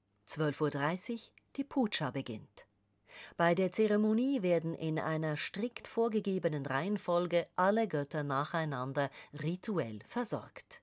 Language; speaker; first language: German; native; German